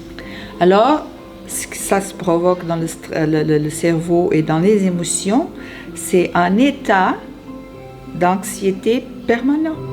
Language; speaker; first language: French; non-native, fluent; Portuguese